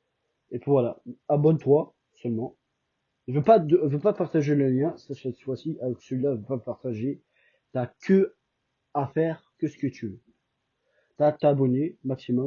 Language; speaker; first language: French; non-native, fluent; Albanian